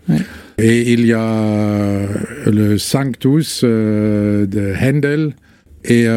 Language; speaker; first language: French; non-native, fluent; German